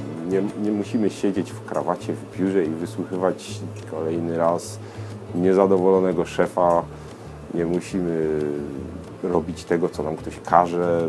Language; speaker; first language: Polish; native; Polish